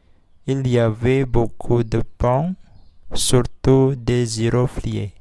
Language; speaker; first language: French; non-native, learner; Indonesian